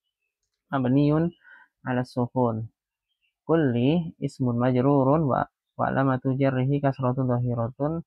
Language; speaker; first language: Arabic; non-native, fluent; Indonesian